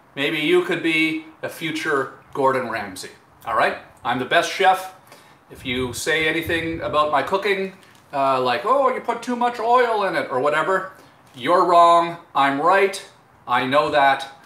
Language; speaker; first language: English; native; English